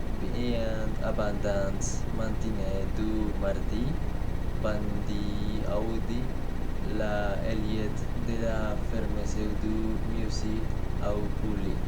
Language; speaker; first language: French; non-native, learner; Spanish